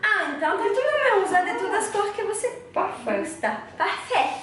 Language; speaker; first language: Portuguese; non-native, learner; French